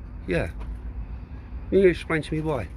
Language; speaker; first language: English; native; English